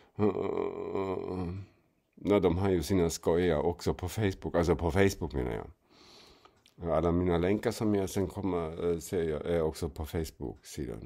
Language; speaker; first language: Swedish; non-native, fluent; German